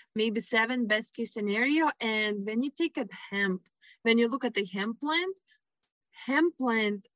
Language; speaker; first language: English; non-native, fluent; Lithuanian